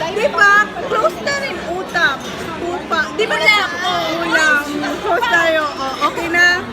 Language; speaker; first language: Filipino; non-native, local second language; Cebuano